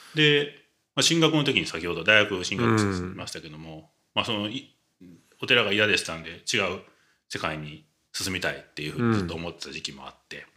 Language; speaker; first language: Japanese; native; Japanese